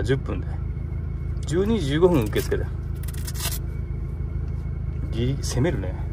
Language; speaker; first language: Japanese; native; Japanese